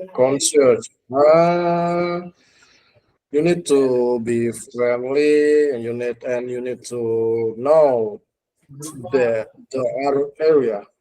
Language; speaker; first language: English; non-native, learner; Indonesian